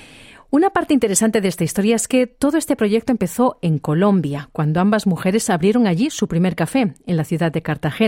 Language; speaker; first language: Spanish; native; Spanish